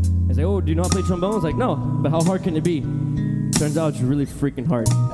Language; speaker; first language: English; early bilingual, other home language; Spanish